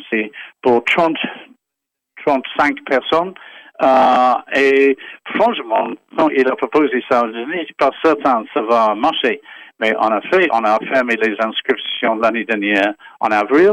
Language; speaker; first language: French; non-native, fluent; English